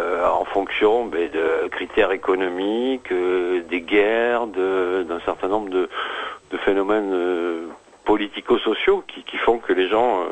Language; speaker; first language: French; native; French